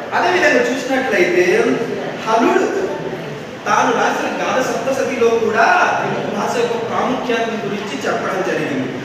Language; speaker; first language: Telugu; non-native, local second language; Odia